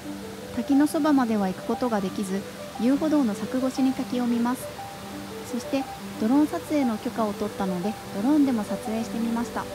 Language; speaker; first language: Japanese; native; Japanese